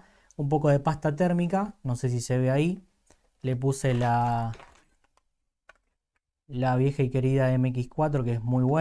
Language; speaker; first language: Spanish; native; Spanish